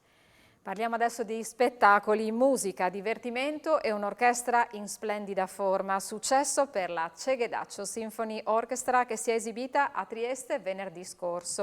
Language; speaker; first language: Italian; native; Italian